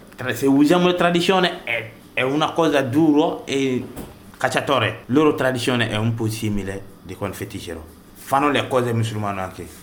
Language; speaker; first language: Italian; non-native, learner; Bambara